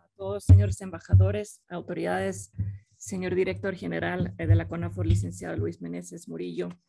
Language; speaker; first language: Spanish; non-native, fluent; Finnish